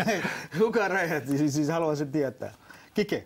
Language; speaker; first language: Finnish; non-native, learner; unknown